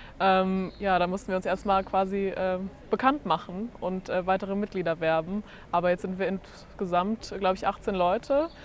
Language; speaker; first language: German; native; German